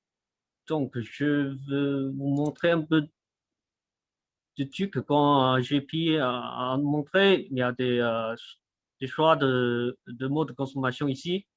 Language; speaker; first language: French; non-native, fluent; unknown